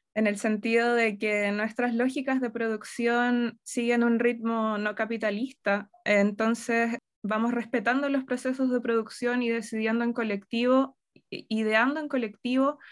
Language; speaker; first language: Spanish; native; Spanish